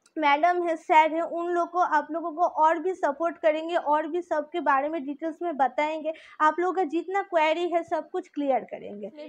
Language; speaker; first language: Hindi; non-native, local second language; Bangla